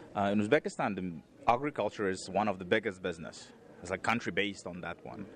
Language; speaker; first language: English; non-native, fluent; Uzbek